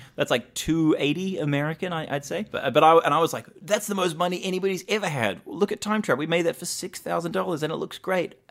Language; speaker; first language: English; native; English